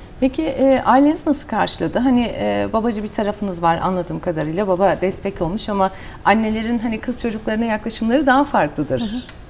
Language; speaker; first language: Turkish; native; Turkish